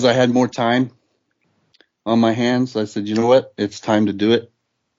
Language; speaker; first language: English; native; English